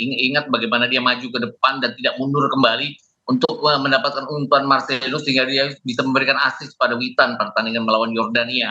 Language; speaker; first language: Indonesian; native; Indonesian